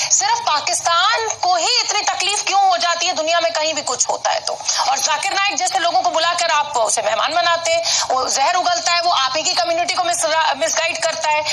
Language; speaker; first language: Hindi; native; Hindi